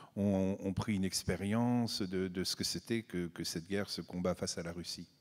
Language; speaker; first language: French; native; French